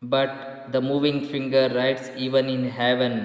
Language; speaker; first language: English; non-native, local second language; Kannada